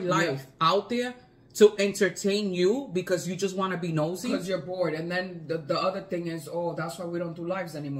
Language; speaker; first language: English; native; English